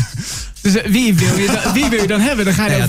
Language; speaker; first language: Dutch; native; Dutch